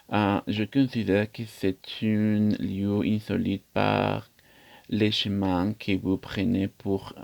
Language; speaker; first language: French; non-native, learner; Spanish